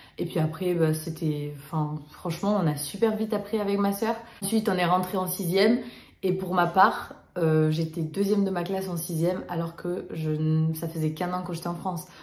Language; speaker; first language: French; early bilingual, other home language; Romanian